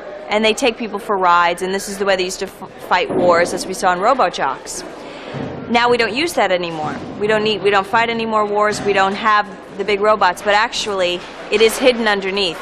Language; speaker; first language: English; native; English